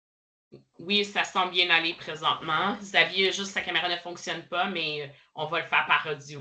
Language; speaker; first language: French; native; French